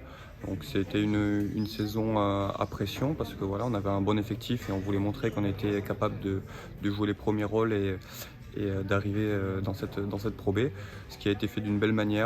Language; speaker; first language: French; native; French